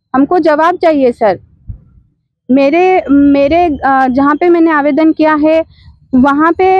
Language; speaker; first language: Hindi; native; Hindi